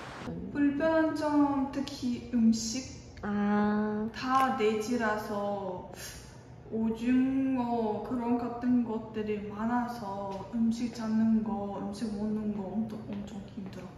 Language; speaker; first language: Korean; non-native, learner; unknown